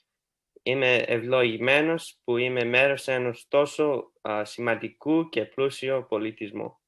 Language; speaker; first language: Greek; early bilingual, heritage; Greek